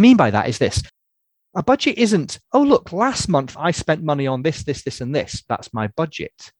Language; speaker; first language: English; native; English